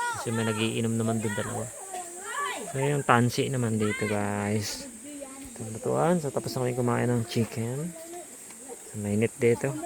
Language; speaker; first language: Filipino; native; Filipino